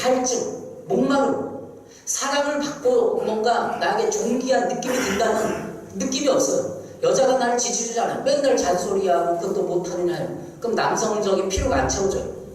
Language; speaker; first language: Korean; native; Korean